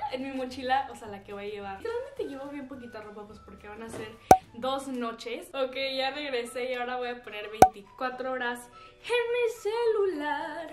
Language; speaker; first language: Spanish; early bilingual, heritage; Spanish